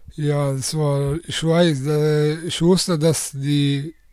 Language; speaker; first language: German; non-native, learner; Persian